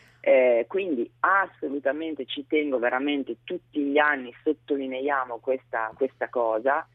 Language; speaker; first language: Italian; native; Italian